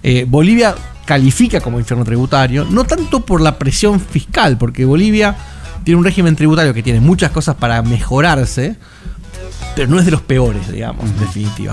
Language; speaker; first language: Spanish; native; Spanish